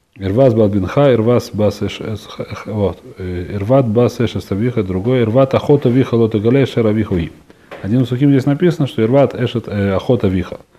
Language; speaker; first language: Russian; early bilingual, heritage; Russian